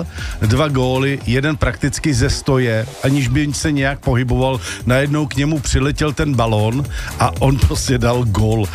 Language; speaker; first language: Czech; native; Czech